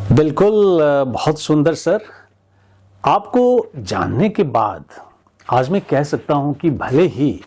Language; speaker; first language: Hindi; native; Hindi